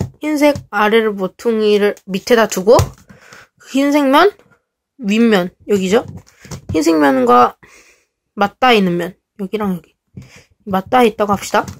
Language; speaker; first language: Korean; native; Korean